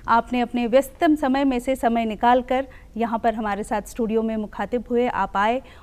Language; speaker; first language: Hindi; native; Hindi